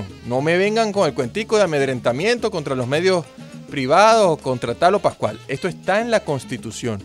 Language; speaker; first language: Spanish; native; Spanish